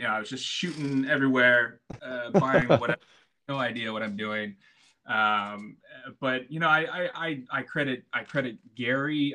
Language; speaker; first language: English; native; English